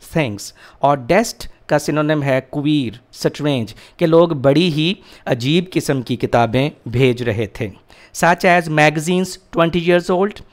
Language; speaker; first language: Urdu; native; Urdu